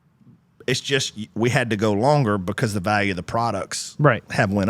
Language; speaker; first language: English; native; English